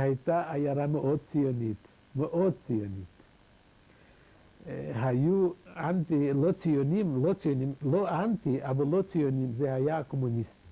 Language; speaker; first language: Hebrew; non-native, fluent; Yiddish